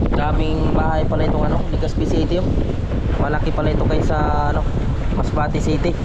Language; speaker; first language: Filipino; non-native, local second language; Masbatenyo